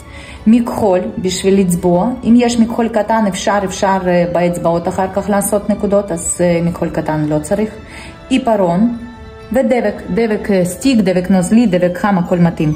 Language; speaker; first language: Hebrew; non-native, fluent; Russian